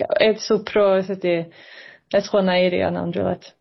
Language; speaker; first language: Georgian; early bilingual, heritage; Georgian